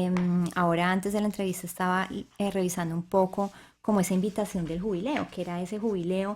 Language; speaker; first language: Spanish; native; Spanish